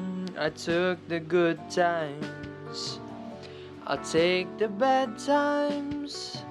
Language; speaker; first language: English; non-native, local second language; Filipino